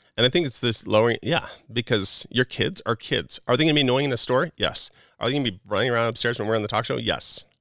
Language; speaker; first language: English; native; English